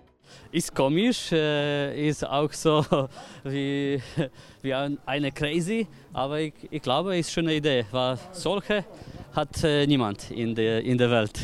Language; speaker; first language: German; non-native, learner; Polish